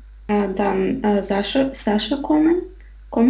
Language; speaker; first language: German; non-native, learner; Russian